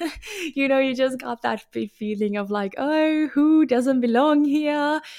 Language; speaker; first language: English; non-native, fluent; Finnish